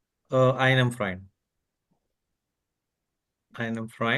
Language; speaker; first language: German; non-native, learner; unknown